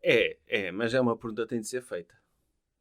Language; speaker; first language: Portuguese; native; Portuguese